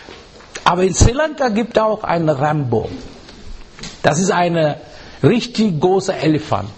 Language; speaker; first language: German; non-native, fluent; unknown